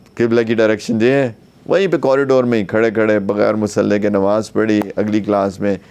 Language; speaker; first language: Urdu; native; Urdu